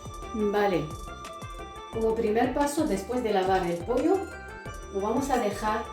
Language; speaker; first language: Spanish; non-native, fluent; Arabic